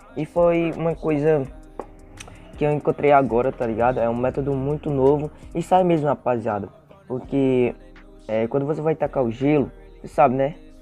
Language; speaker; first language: Portuguese; native; Portuguese